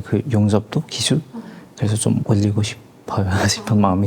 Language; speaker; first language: Korean; non-native, learner; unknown